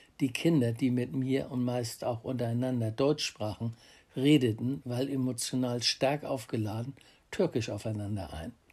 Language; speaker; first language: German; native; German